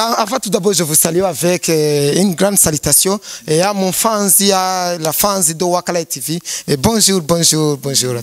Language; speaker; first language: French; non-native, learner; Rundi